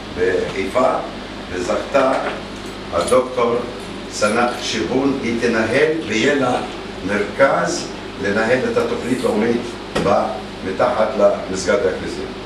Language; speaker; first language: Hebrew; non-native, local second language; Arabic